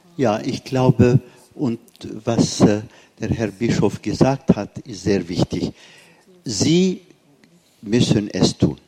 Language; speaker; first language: German; non-native, fluent; Arabic